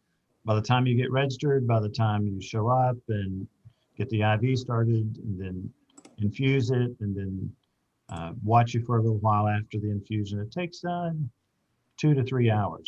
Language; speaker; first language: English; native; English